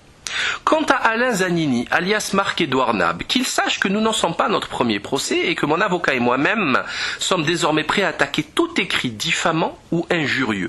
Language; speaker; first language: French; native; French